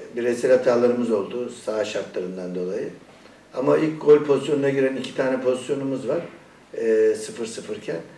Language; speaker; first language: Turkish; non-native, fluent; Persian